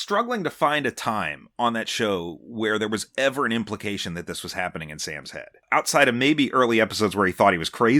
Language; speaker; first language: English; native; English